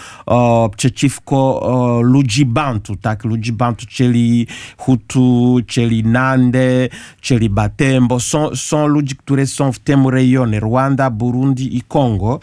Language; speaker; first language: Polish; non-native, learner; Kinyarwanda